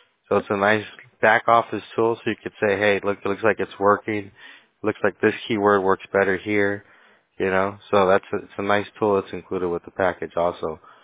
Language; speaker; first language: English; early bilingual, other home language; Spanish